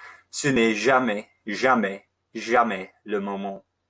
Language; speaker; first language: French; non-native, fluent; English